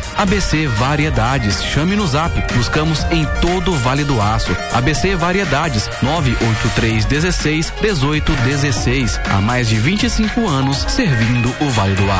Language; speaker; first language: Portuguese; native; Portuguese